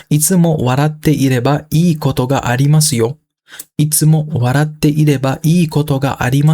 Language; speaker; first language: Japanese; non-native, fluent; Sinhala